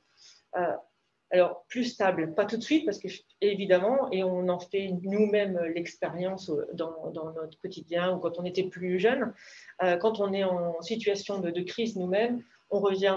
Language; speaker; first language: French; native; French